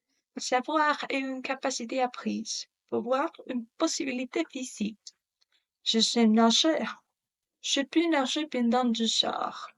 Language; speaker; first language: French; non-native, learner; Spanish